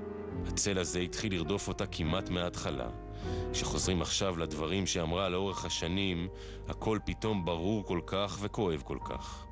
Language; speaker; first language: Hebrew; native; Hebrew